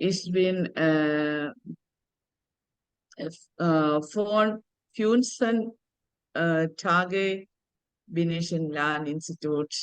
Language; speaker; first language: German; non-native, learner; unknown